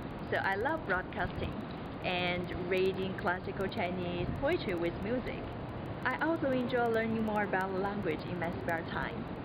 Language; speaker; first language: English; non-native, fluent; Chinese